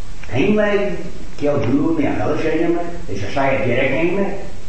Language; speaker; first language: Hungarian; non-native, fluent; English